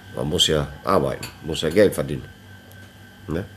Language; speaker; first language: German; non-native, fluent; Italian